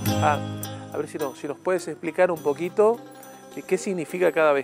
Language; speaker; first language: Spanish; native; Spanish